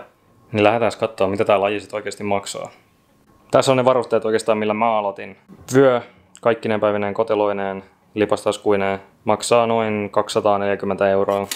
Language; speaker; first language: Finnish; native; Finnish